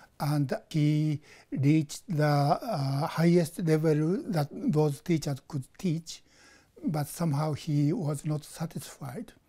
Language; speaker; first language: English; non-native, fluent; Japanese